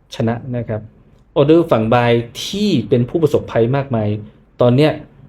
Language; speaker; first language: Thai; native; Thai